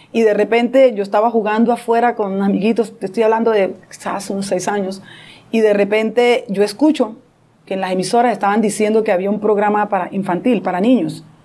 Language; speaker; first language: Spanish; native; Spanish